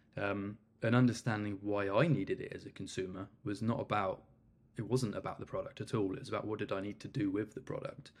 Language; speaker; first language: English; native; English